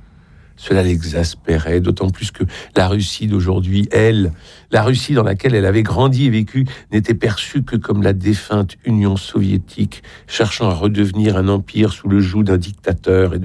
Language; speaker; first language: French; native; French